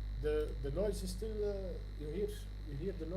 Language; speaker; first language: English; non-native, learner; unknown